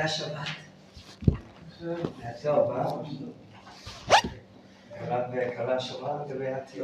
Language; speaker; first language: Hebrew; non-native, learner; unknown